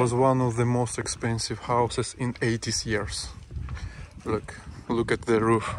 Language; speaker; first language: English; non-native, learner; Russian